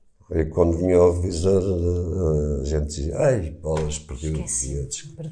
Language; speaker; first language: Portuguese; native; Portuguese